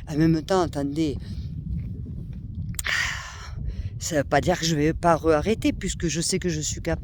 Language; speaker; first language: French; native; French